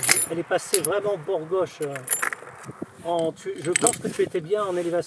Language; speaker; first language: French; native; French